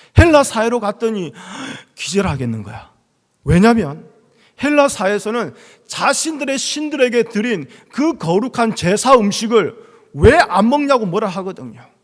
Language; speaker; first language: Korean; native; Korean